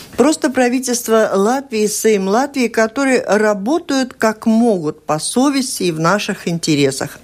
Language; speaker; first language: Russian; native; Russian